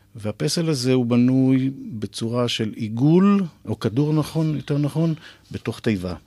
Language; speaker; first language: Hebrew; native; Hebrew